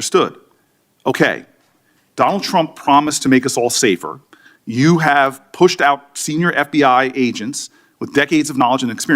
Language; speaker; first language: English; native; English